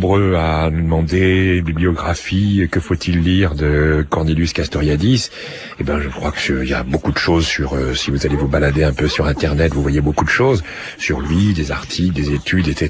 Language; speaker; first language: French; native; French